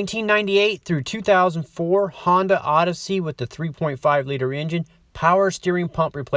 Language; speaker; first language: English; native; English